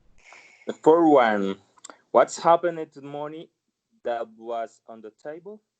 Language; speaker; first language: English; non-native, learner; Spanish